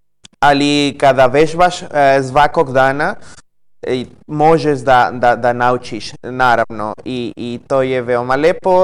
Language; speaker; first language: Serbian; non-native, learner; Spanish